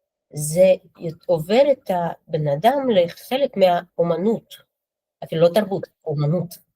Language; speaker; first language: Hebrew; non-native, fluent; Russian